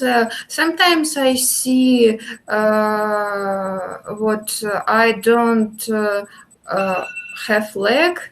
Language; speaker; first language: English; non-native, learner; Russian